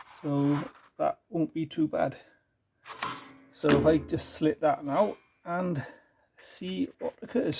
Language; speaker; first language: English; native; English